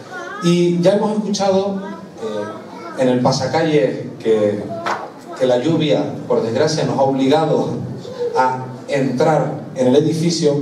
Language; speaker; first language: Spanish; native; Spanish